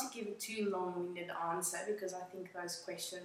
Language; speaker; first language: English; non-native, local second language; Afrikaans